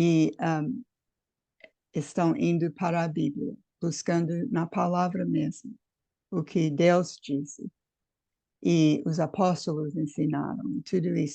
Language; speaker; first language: Portuguese; non-native, fluent; English